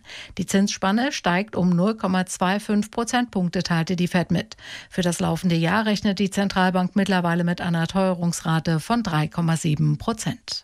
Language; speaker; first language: German; native; German